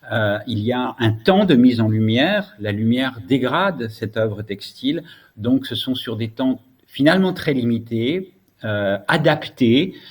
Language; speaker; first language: French; native; French